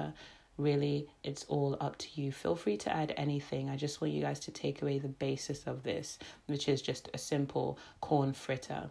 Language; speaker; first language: English; native; English